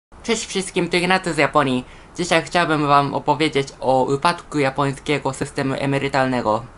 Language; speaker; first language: Polish; non-native, fluent; Japanese